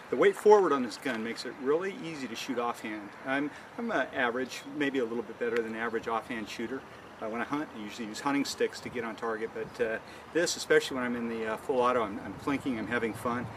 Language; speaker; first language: English; native; English